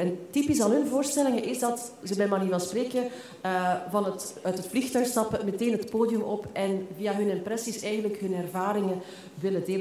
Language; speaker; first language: Dutch; native; Dutch